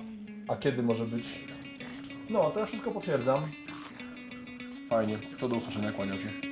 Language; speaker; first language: Polish; native; Polish